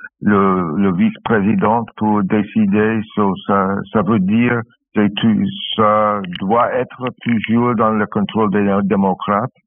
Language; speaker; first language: French; non-native, learner; English